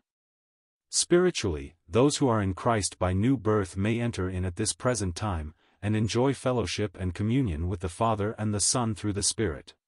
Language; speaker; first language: English; native; English